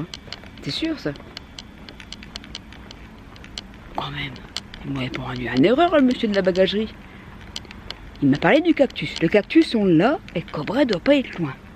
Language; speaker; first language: French; native; French